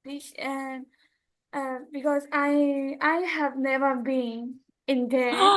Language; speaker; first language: English; non-native, learner; Burmese